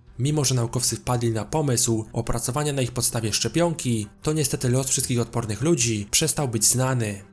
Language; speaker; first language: Polish; native; Polish